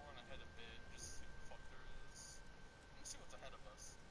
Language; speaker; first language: English; native; English